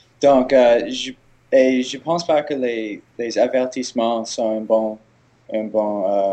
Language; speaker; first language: French; non-native, learner; English